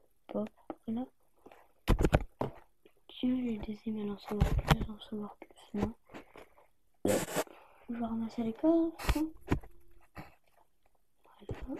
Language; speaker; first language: French; native; French